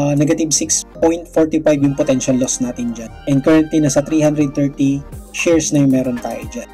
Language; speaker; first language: Filipino; non-native, local second language; Cebuano